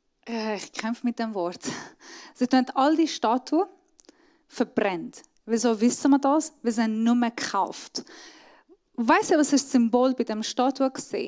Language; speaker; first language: German; non-native, fluent; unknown